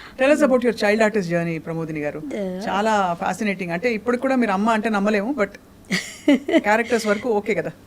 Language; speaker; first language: Telugu; native; Telugu